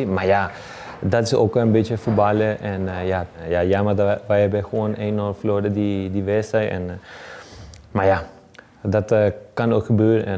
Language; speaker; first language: Dutch; non-native, learner; Spanish